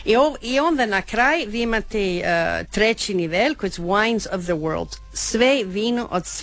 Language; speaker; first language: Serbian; early bilingual, heritage; Croatian